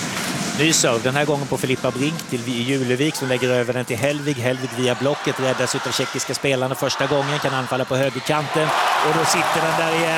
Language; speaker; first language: Swedish; native; Swedish